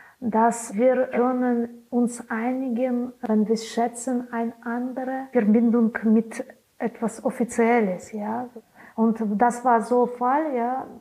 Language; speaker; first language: German; non-native, learner; Belarusian